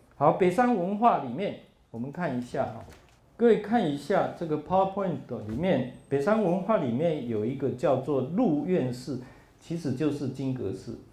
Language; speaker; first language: Chinese; non-native, local second language; Hakka Chinese